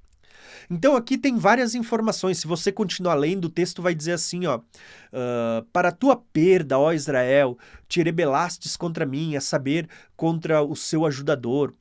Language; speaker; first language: Portuguese; native; Portuguese